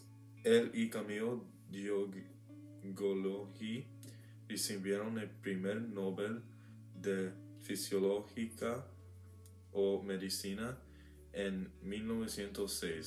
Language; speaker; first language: Spanish; non-native, learner; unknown